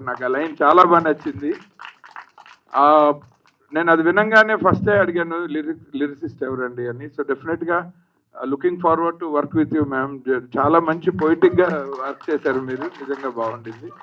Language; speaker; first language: Telugu; native; Telugu